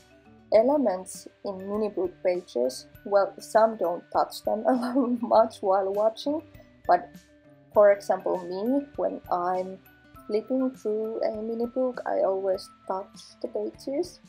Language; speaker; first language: English; non-native, fluent; Finnish